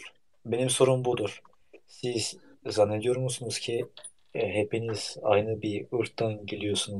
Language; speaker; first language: Turkish; early bilingual, heritage; Turkish